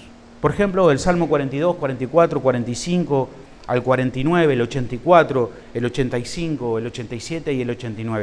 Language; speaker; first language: Spanish; native; Spanish